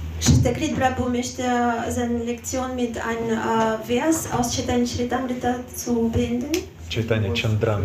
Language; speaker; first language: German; non-native, fluent; Russian